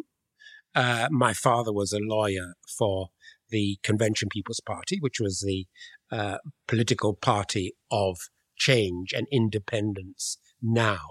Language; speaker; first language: English; native; English